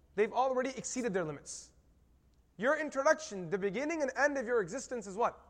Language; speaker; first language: English; native; English